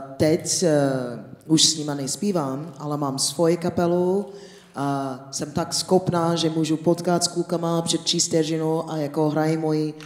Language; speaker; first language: Czech; non-native, fluent; English